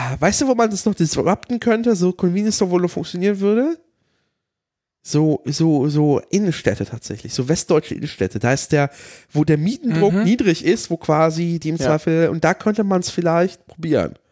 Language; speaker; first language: German; early bilingual, other home language; Polish